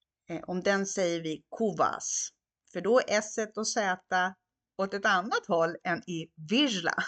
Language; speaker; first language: Swedish; non-native, fluent; Hungarian